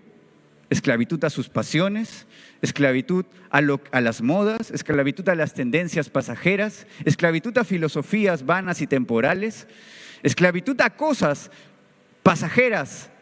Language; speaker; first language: Spanish; native; Spanish